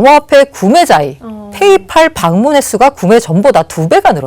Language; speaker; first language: Korean; native; Korean